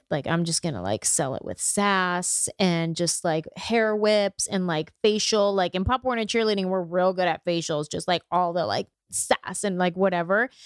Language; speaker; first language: English; native; English